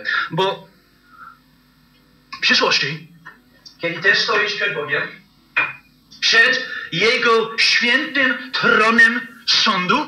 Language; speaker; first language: Polish; non-native, learner; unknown